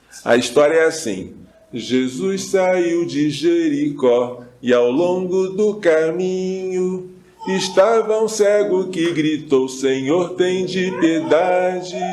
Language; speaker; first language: Portuguese; native; Portuguese